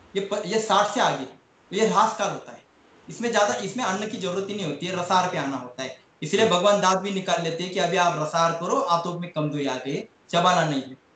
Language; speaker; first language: Hindi; non-native, local second language; Marathi